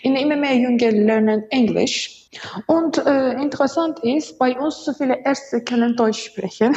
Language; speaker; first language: German; non-native, learner; Azerbaijani